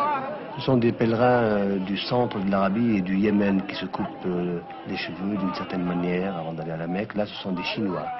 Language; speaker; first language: French; non-native, local second language; Arabic